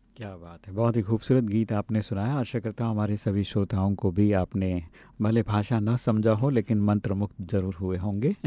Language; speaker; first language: Hindi; native; Hindi